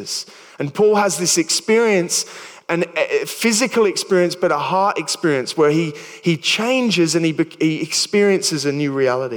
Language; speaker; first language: English; native; English